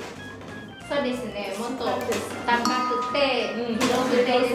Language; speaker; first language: Japanese; non-native, learner; Vietnamese